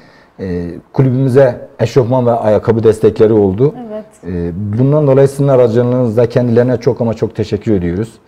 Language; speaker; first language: Turkish; native; Turkish